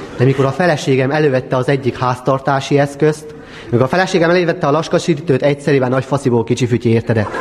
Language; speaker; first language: Hungarian; native; Hungarian